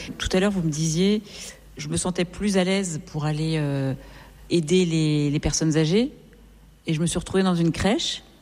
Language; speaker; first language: French; native; French